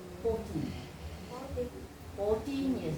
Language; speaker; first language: English; non-native, fluent; Indonesian